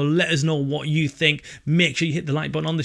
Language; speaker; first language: English; native; English